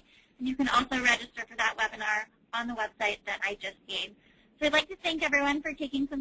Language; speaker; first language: English; native; English